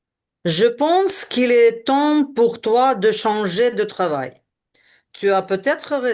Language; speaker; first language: French; non-native, learner; Ukrainian